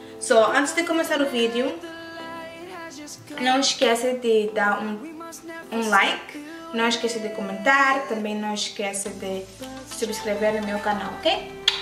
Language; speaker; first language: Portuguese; early bilingual, heritage; English